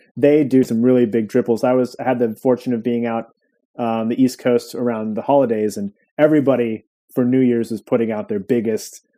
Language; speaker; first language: English; native; English